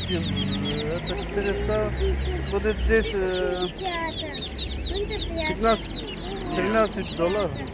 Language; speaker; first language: Russian; non-native, learner; Turkish